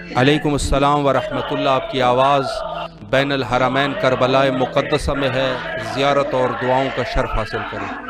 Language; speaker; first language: Urdu; native; Urdu